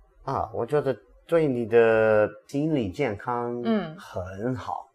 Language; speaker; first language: Chinese; non-native, learner; English